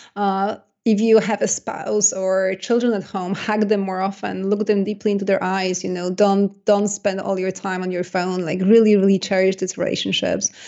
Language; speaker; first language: English; non-native, fluent; Polish